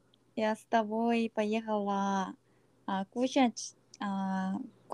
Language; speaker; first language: Russian; non-native, learner; Korean